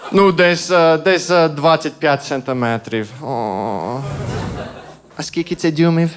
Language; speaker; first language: Ukrainian; non-native, fluent; English